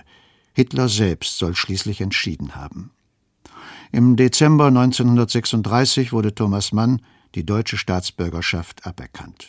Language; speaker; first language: German; native; German